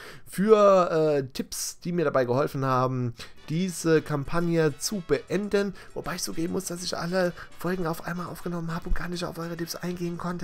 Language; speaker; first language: German; native; German